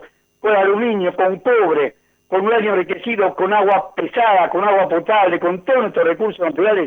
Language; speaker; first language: Spanish; native; Spanish